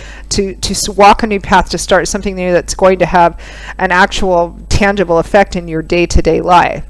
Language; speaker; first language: English; native; English